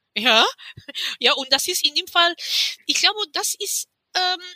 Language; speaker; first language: German; non-native, fluent; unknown